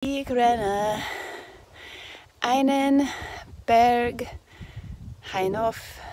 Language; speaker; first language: German; non-native, learner; English